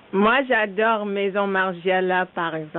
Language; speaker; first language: French; non-native, learner; English